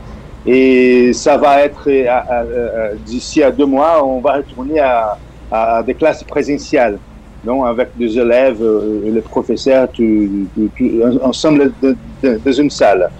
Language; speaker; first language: French; non-native, fluent; Portuguese